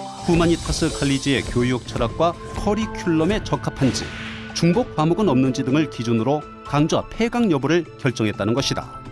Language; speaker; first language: Korean; native; Korean